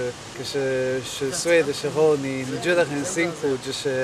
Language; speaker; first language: Chinese; non-native, fluent; Hebrew